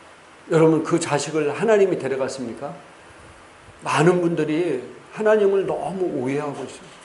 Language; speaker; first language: Korean; native; Korean